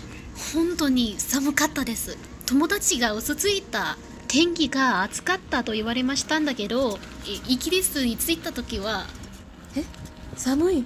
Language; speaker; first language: Japanese; non-native, learner; Thai